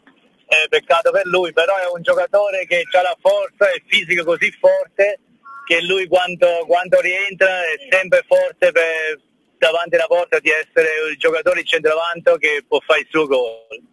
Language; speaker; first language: Italian; early bilingual, heritage; German